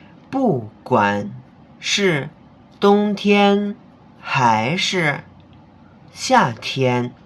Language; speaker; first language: Chinese; non-native, fluent; Indonesian